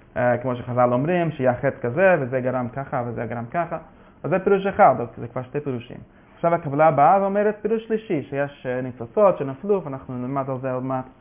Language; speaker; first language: Hebrew; non-native, fluent; Yiddish